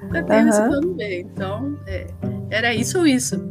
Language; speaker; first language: Portuguese; early bilingual, other home language; Spanish